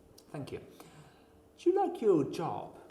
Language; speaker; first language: English; non-native, fluent; Uzbek